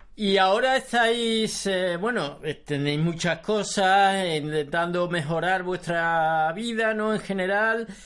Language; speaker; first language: Spanish; native; Spanish